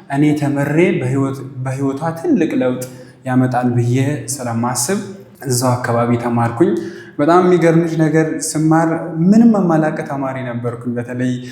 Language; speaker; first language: Amharic; non-native, local second language; Sebat Bet Gurage